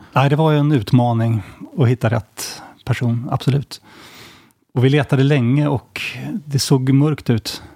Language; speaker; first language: Swedish; native; Swedish